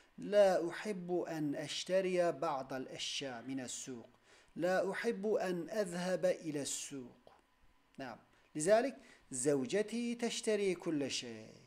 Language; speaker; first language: Arabic; non-native, fluent; Turkish